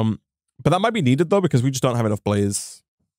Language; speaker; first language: English; native; English